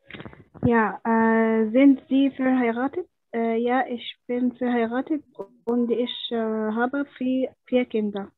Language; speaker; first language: German; non-native, learner; Arabic